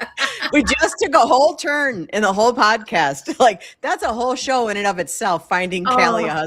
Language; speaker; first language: English; native; English